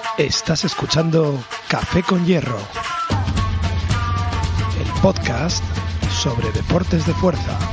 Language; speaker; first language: Spanish; native; Spanish